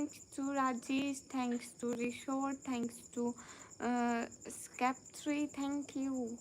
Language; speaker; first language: English; non-native, learner; Urdu